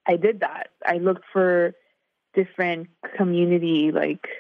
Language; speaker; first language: English; native; English